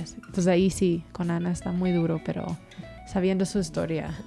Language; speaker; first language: Spanish; non-native, fluent; English